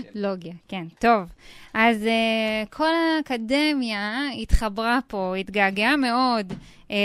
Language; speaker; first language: Hebrew; native; Hebrew